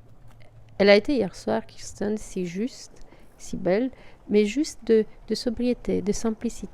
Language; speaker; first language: French; native; French